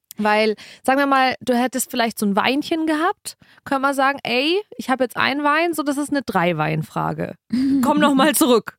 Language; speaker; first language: German; early bilingual, other home language; Russian